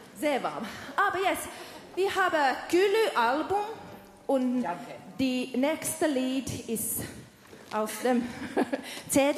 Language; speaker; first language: German; non-native, learner; Finnish